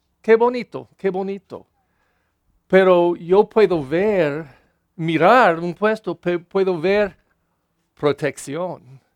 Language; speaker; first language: Spanish; non-native, learner; English